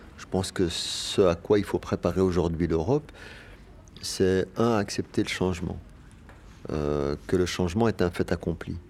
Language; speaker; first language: French; early bilingual, other home language; Arabic